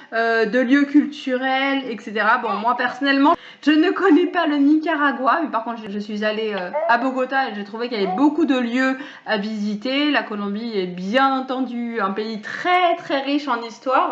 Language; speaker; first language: French; native; French